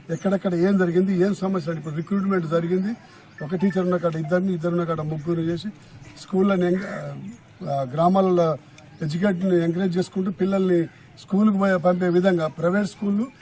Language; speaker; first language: Telugu; native; Telugu